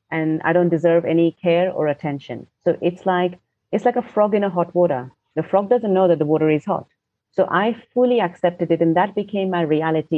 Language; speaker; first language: English; non-native, local second language; Gujarati